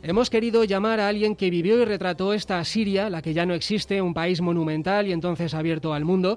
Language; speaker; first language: Spanish; native; Spanish